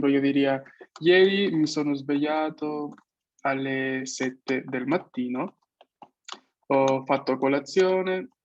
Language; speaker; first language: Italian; non-native, fluent; Spanish